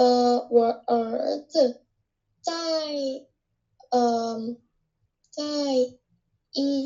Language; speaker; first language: Chinese; non-native, learner; Vietnamese